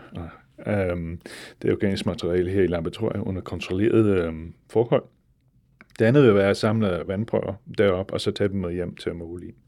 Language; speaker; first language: Danish; non-native, fluent; English